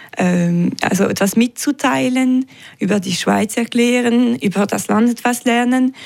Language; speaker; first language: German; non-native, local second language; French